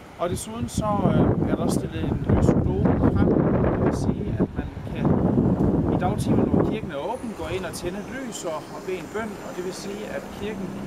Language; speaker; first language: Danish; native; Danish